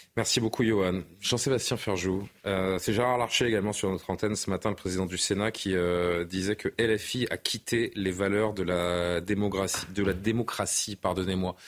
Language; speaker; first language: French; native; French